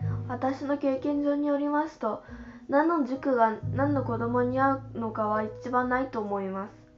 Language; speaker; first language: Japanese; non-native, fluent; Chinese